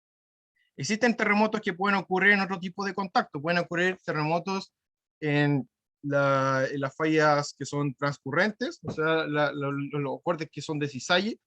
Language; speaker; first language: Spanish; native; Spanish